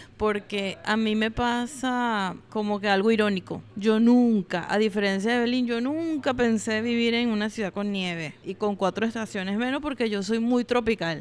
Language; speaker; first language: Spanish; native; Spanish